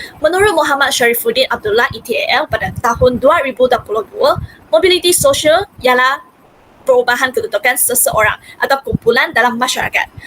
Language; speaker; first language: Malay; non-native, local second language; Hakka Chinese